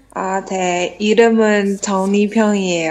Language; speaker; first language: Korean; non-native, learner; Chinese